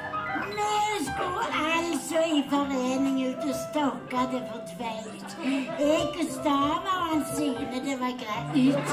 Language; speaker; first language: Norwegian; native; Norwegian